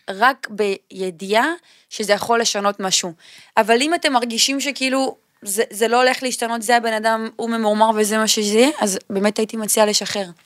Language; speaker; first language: Hebrew; native; Hebrew